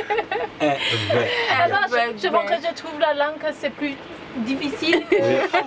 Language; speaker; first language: French; non-native, learner; Thai